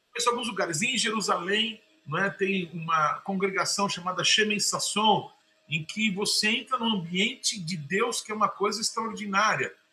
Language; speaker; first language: Portuguese; native; Portuguese